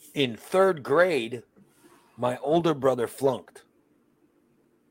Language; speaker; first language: English; early bilingual, other home language; Spanish